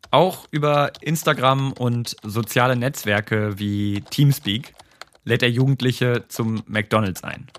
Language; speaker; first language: German; native; German